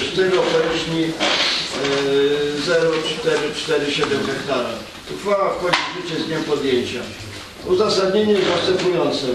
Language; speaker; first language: Polish; native; Polish